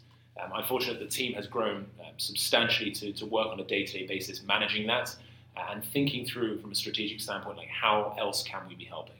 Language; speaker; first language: English; native; English